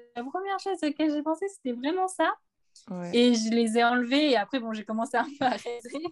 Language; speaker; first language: French; native; French